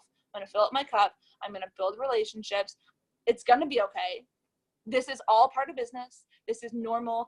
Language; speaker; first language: English; native; English